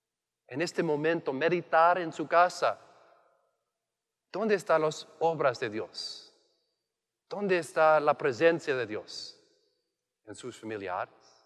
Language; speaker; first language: Spanish; non-native, learner; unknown